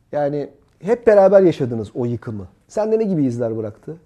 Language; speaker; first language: Turkish; native; Turkish